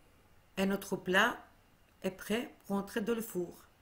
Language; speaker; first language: French; non-native, fluent; Greek